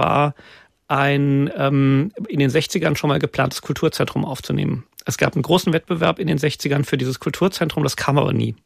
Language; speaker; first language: German; native; German